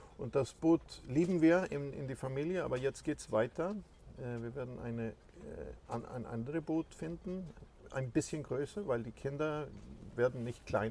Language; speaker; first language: German; non-native, fluent; Swedish